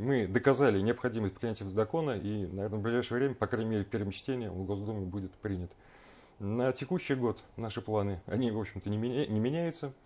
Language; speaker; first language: Russian; native; Russian